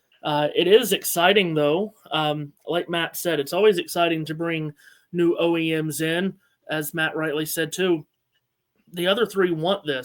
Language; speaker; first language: English; native; English